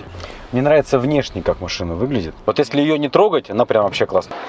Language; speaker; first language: Russian; native; Russian